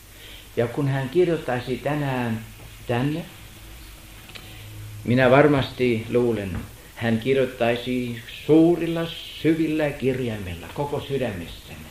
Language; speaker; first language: Finnish; non-native, fluent; German